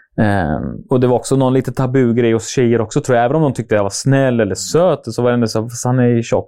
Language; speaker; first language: Swedish; native; Swedish